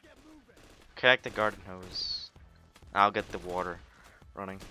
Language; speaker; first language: English; non-native, fluent; Swedish